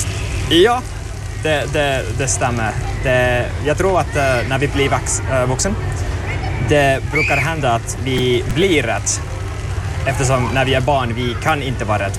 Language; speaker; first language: Swedish; non-native, learner; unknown